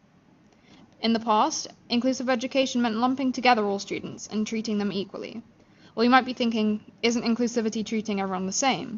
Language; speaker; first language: English; native; English